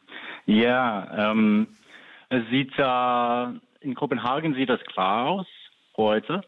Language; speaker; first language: German; non-native, fluent; English